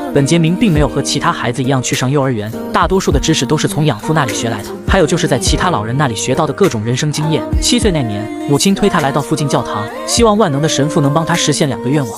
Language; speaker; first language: Chinese; native; Chinese